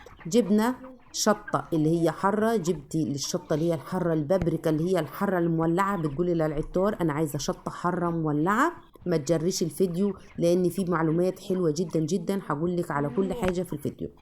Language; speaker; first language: Arabic; native; Arabic